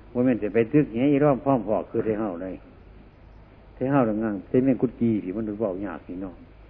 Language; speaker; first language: Thai; native; Thai